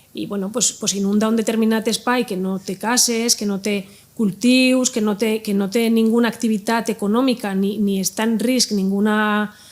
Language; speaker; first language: Catalan; native; Catalan